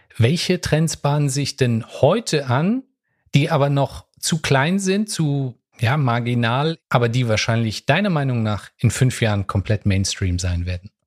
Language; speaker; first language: German; native; German